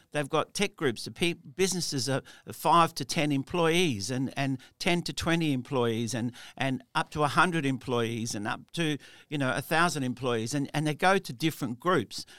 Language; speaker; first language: English; early bilingual, other home language; Italian